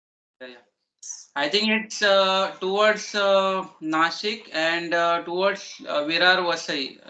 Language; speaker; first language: English; non-native, learner; Marathi